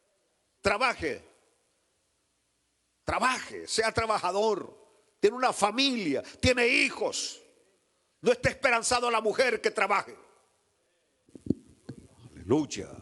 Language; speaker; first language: Spanish; native; Spanish